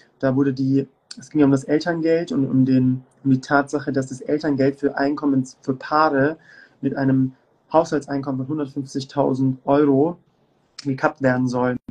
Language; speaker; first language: German; early bilingual, other home language; Turkish